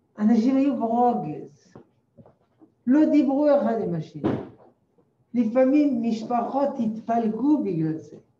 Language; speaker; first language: Hebrew; non-native, fluent; French